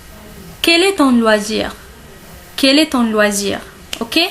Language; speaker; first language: French; non-native, local second language; Arabic